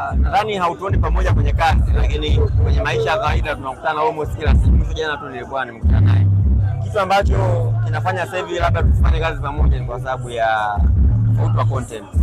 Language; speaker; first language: Swahili; native; Swahili